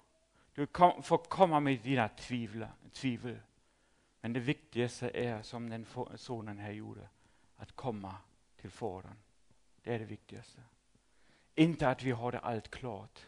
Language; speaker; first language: Swedish; non-native, fluent; German